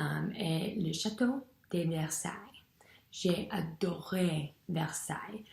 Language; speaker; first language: French; non-native, learner; English